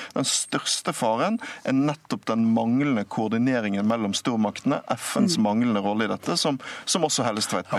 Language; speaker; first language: Norwegian; native; Norwegian